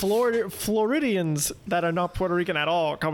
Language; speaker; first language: English; non-native, fluent; Spanish